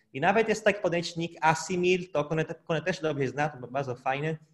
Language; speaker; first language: Polish; non-native, fluent; Portuguese